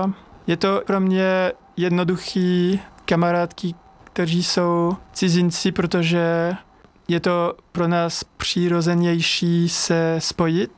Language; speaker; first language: Czech; non-native, learner; French